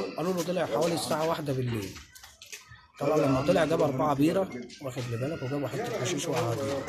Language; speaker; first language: Arabic; native; Arabic